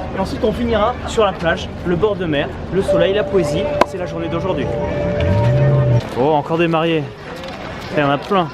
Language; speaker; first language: French; native; French